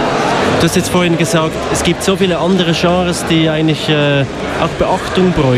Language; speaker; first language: German; native; German